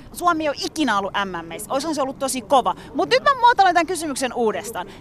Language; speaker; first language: Finnish; early bilingual, other home language; Turkish